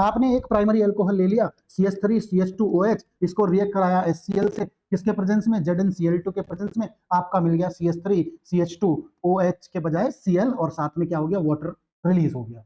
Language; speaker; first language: Hindi; native; Hindi